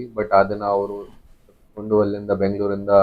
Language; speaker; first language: Kannada; non-native, fluent; Hindi